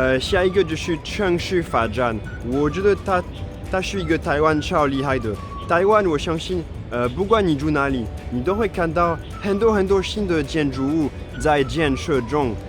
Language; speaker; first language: Chinese; non-native, fluent; French